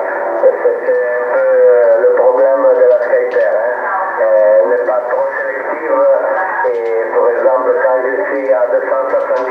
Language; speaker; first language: French; non-native, fluent; Italian